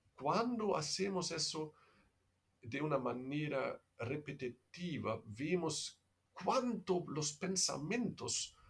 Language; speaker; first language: Spanish; non-native, fluent; German